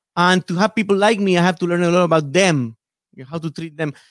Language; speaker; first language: English; non-native, fluent; Spanish